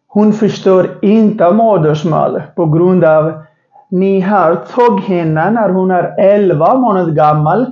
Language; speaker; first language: Swedish; non-native, learner; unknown